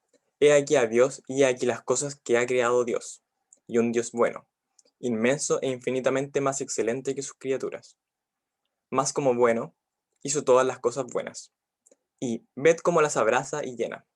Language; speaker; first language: Spanish; native; Spanish